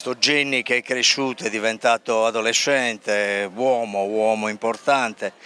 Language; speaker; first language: Italian; native; Italian